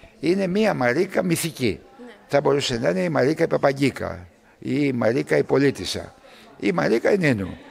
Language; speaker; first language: Greek; early bilingual, heritage; Greek